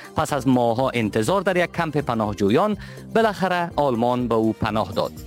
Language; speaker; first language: Persian; native; Persian